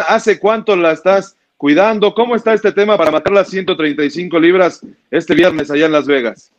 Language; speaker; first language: Spanish; native; Spanish